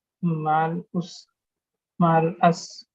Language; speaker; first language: Arabic; non-native, learner; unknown